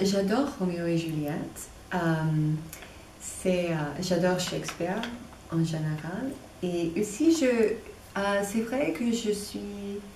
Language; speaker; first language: French; non-native, fluent; English